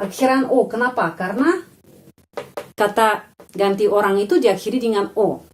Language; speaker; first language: Indonesian; non-native, fluent; Russian